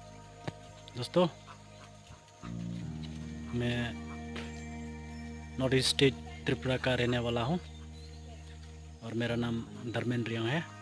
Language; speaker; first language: Hindi; non-native, learner; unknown